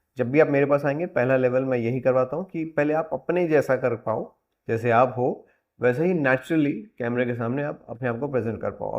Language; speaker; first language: Hindi; native; Hindi